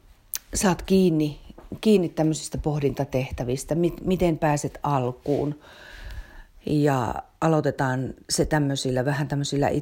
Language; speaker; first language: Finnish; native; Finnish